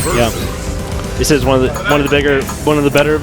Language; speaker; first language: English; native; English